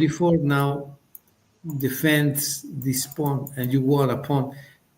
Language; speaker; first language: English; non-native, fluent; Spanish